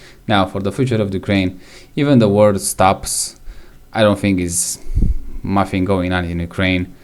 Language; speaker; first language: English; non-native, fluent; Romanian